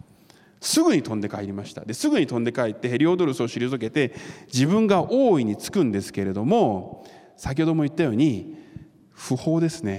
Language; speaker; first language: Japanese; non-native, fluent; Korean